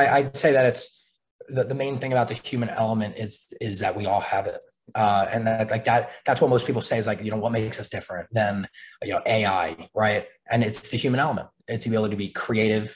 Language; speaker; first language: English; native; English